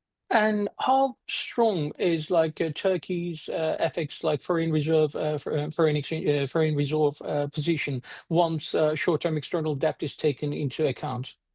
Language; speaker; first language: English; non-native, fluent; Turkish